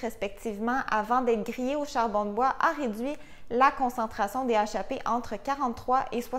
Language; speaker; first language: French; native; French